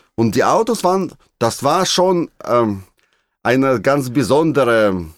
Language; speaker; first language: German; non-native, fluent; Russian